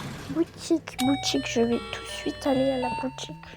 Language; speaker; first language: French; native; French